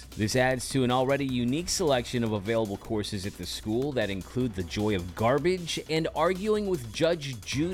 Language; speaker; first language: English; native; English